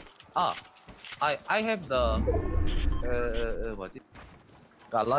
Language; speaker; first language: English; non-native, learner; Korean